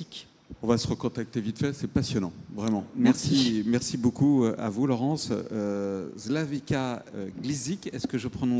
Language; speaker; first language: French; native; French